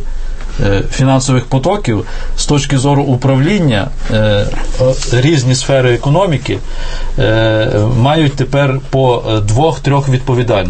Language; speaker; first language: Ukrainian; native; Ukrainian